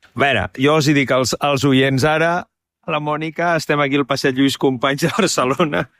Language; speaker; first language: Catalan; native; Catalan